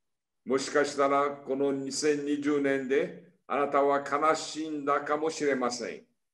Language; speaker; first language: Japanese; early bilingual, heritage; Portuguese